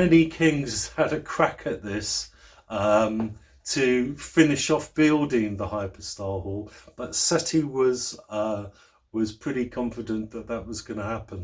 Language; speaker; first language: English; native; English